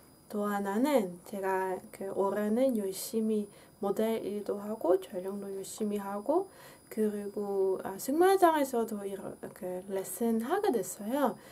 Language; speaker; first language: Korean; non-native, fluent; Dutch